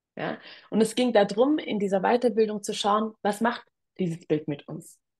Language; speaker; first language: German; early bilingual, other home language; Tigrinya